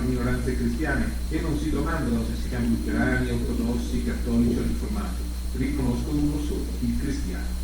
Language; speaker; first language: Italian; native; Italian